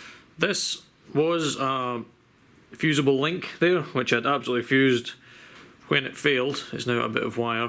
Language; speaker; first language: English; native; English